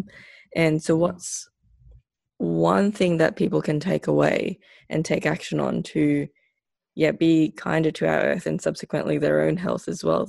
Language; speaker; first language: English; non-native, local second language; Filipino